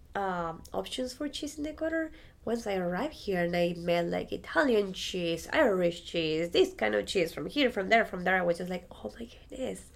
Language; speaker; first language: English; non-native, fluent; Spanish